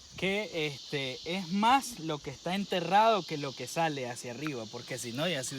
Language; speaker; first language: Spanish; native; Spanish